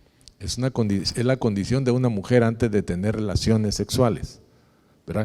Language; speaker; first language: Spanish; native; Spanish